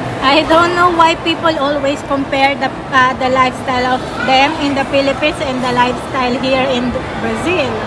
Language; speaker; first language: English; non-native, local second language; Filipino